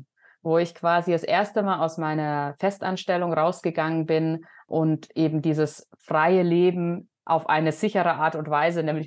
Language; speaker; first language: German; native; German